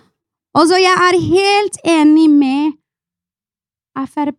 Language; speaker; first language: Norwegian; non-native, fluent; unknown